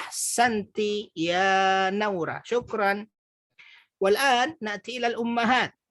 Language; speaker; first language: Arabic; non-native, fluent; Indonesian